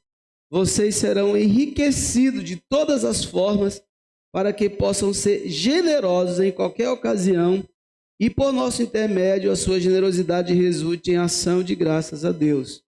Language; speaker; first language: Portuguese; native; Portuguese